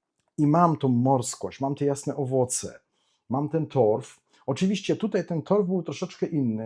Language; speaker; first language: Polish; native; Polish